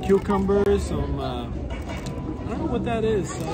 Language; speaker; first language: English; early bilingual, other home language; Spanish